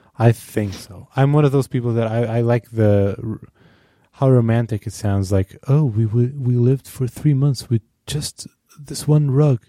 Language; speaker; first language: English; non-native, fluent; Portuguese